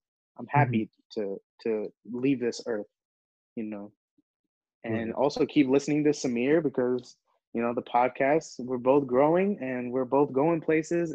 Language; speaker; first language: English; early bilingual, other home language; Hindi